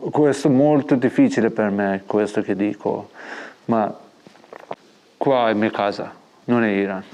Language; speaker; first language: Italian; non-native, learner; Persian